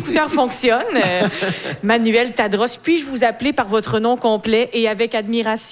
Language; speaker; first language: French; native; French